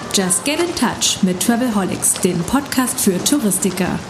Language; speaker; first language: German; native; German